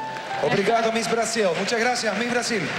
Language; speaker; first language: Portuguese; non-native, learner; Spanish